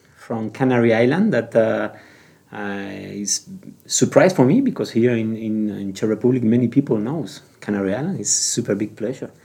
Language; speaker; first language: English; non-native, learner; Spanish